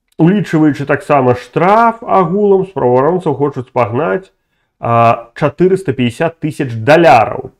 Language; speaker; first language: Belarusian; non-native, local second language; Russian